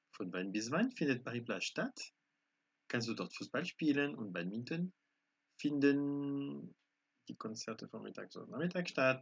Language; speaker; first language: German; non-native, fluent; French